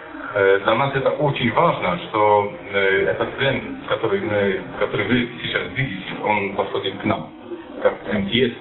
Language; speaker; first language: Russian; non-native, fluent; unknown